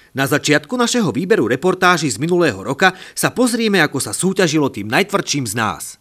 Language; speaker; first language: Slovak; native; Slovak